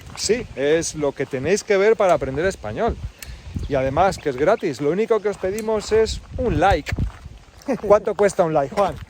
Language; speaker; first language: Spanish; native; Spanish